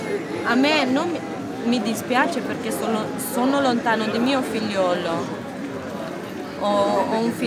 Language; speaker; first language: Italian; non-native, learner; Romanian